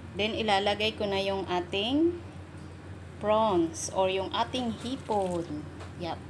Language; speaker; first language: Filipino; native; Filipino